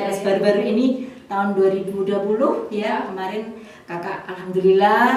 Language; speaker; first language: Indonesian; native; Indonesian